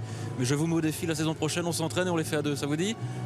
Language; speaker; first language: French; native; French